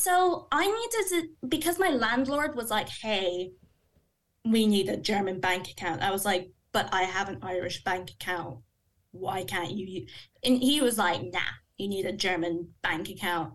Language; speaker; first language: English; native; English